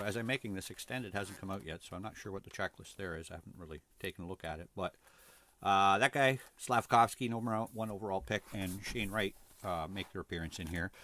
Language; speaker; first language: English; native; English